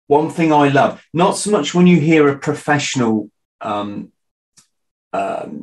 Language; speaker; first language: English; native; English